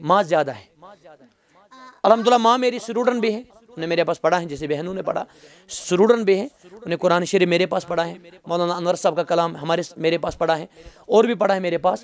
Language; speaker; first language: Hindi; non-native, local second language; Kashmiri